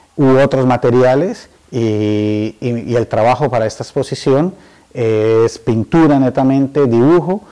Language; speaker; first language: Spanish; native; Spanish